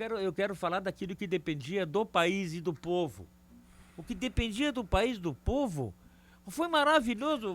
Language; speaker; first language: Portuguese; native; Portuguese